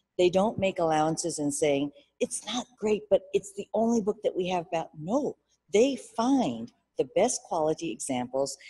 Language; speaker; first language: English; early bilingual, other home language; Japanese